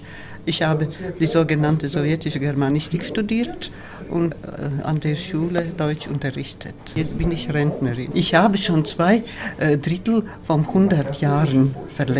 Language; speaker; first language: German; non-native, fluent; Latvian